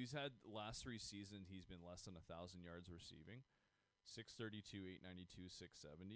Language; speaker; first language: English; native; English